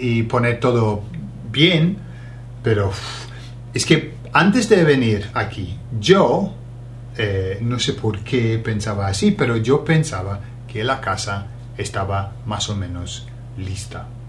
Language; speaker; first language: Spanish; non-native, fluent; English